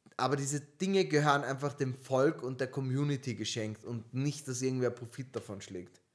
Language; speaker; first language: German; early bilingual, other home language; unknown